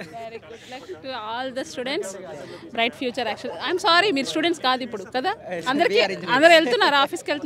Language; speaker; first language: Telugu; native; Telugu